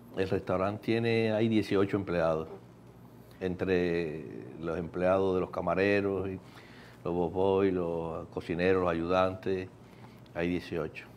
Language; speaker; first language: Spanish; native; Spanish